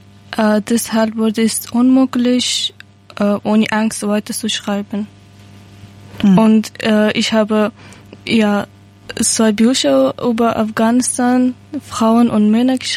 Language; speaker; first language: German; non-native, learner; Persian